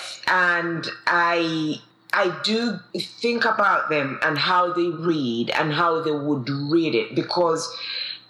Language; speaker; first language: English; non-native, local second language; Ganda